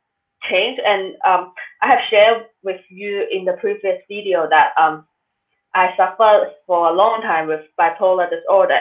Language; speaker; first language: English; non-native, local second language; Cantonese